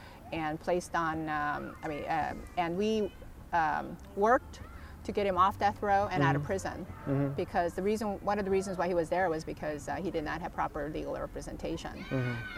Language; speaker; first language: English; early bilingual, other home language; Korean